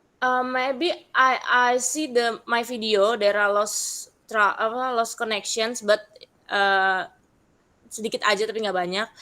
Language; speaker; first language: English; non-native, learner; Indonesian